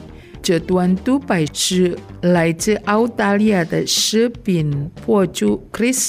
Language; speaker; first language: Chinese; non-native, fluent; Indonesian